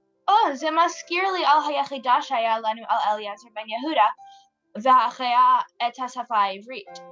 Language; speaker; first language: Hebrew; non-native, learner; English